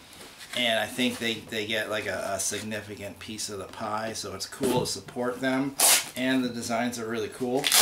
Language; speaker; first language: English; native; English